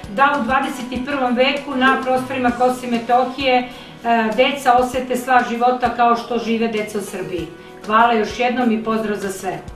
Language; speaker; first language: Serbian; native; Serbian